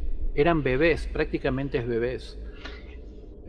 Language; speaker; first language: Spanish; native; Spanish